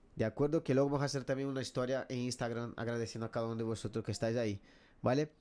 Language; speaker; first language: Spanish; non-native, fluent; Portuguese